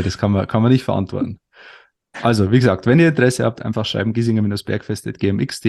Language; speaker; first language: German; native; German